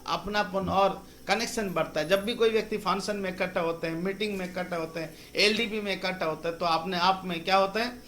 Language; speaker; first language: Hindi; non-native, local second language; Bangla